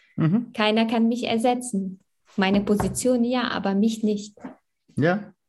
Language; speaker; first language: German; early bilingual, other home language; Arabic